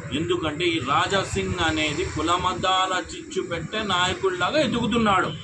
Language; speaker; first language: Telugu; non-native, local second language; Urdu